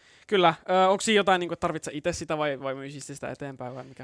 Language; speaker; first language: Finnish; native; Finnish